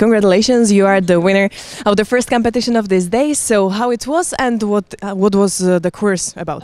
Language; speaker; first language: English; non-native, fluent; Slovak